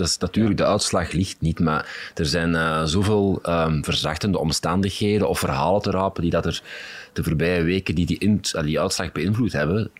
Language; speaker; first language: Dutch; native; Dutch